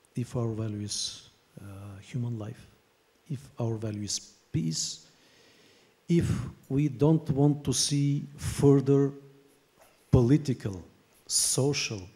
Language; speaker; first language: English; non-native, fluent; Bulgarian